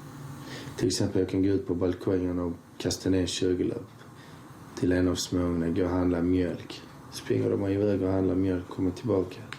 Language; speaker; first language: Swedish; early bilingual, other home language; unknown